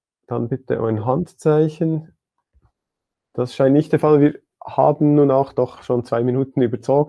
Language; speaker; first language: German; native; German